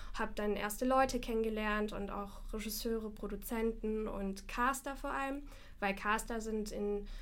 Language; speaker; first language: German; non-native, fluent; Russian